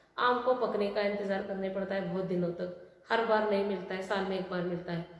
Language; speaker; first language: Hindi; non-native, local second language; Marathi